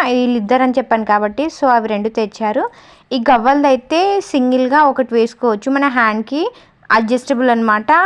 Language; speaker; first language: Telugu; non-native, local second language; Lambadi